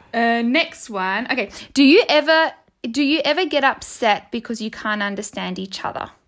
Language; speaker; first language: English; native; English